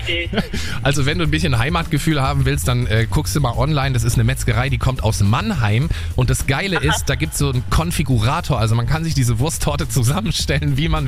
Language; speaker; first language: German; native; German